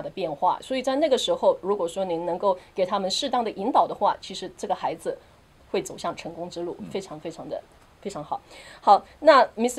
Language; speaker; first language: Chinese; native; Chinese